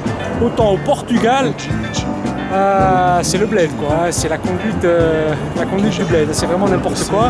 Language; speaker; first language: French; native; French